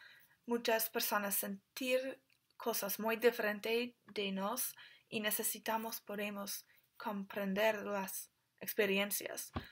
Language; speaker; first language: Spanish; non-native, learner; English